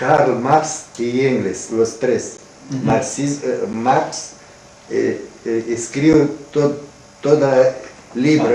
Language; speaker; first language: Spanish; non-native, learner; Romanian